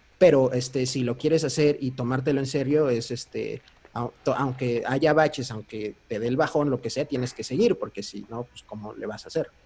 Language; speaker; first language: Spanish; early bilingual, heritage; Spanish